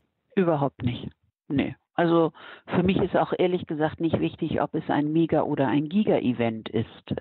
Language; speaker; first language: German; native; German